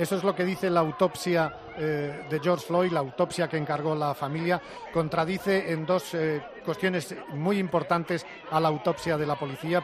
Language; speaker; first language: Spanish; native; Spanish